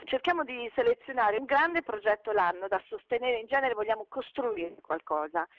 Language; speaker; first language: Italian; native; Italian